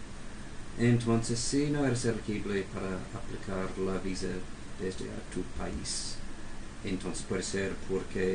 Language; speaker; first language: Spanish; non-native, fluent; English